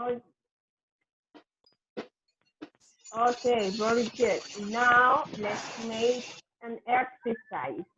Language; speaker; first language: English; non-native, fluent; Spanish